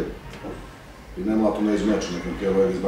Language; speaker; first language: Hungarian; non-native, learner; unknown